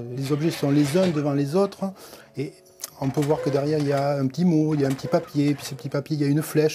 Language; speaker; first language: French; native; French